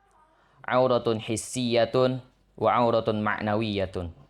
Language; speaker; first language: Arabic; non-native, learner; Indonesian